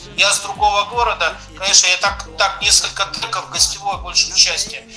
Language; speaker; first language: Russian; native; Russian